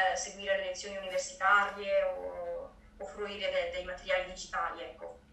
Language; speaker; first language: Italian; native; Italian